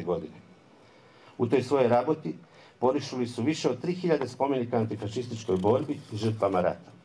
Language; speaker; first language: Croatian; native; Croatian